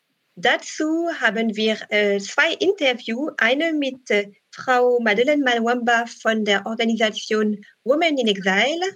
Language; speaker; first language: German; non-native, learner; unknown